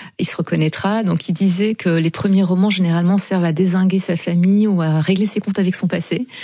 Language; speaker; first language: French; non-native, local second language; Arabic